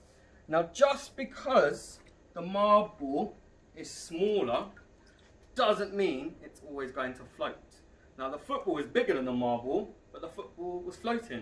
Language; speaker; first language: English; native; English